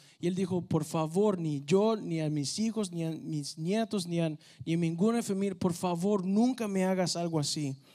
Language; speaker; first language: Spanish; early bilingual, heritage; Spanish